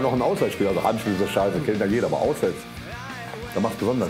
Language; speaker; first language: German; native; German